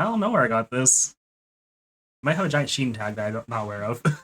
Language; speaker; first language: English; native; English